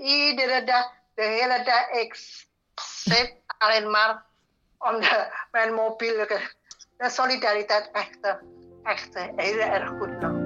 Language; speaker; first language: Dutch; non-native, learner; Indonesian